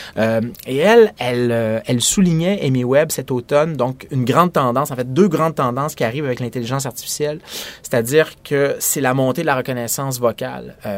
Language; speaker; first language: French; native; French